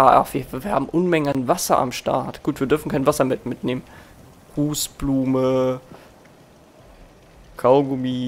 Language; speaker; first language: German; native; German